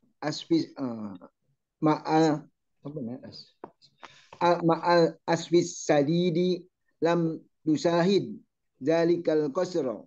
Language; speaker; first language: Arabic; non-native, learner; Indonesian